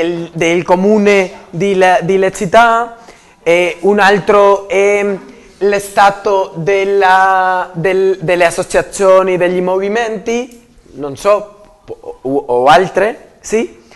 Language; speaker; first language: Italian; non-native, learner; Spanish